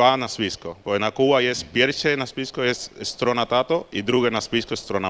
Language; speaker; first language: Polish; non-native, learner; Spanish